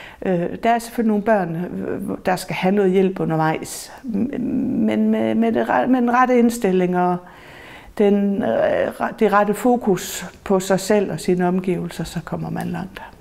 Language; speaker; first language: Danish; native; Danish